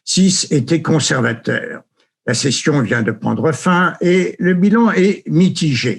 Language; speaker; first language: French; native; French